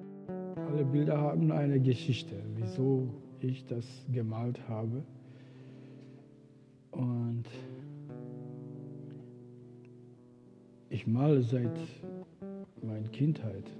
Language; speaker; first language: German; non-native, fluent; Romany